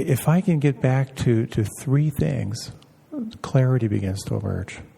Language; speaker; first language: English; native; English